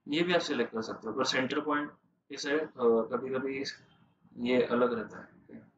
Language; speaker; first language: Hindi; non-native, local second language; Marathi